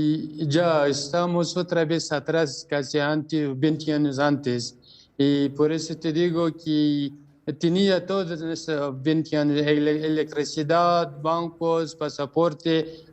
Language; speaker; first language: Spanish; non-native, learner; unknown